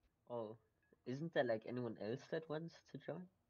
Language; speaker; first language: English; non-native, fluent; German